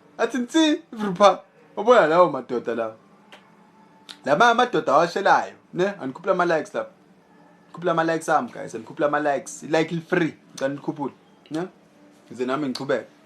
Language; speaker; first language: Zulu; native; Zulu